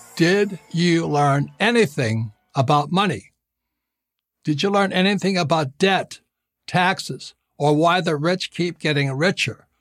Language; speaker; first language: English; native; English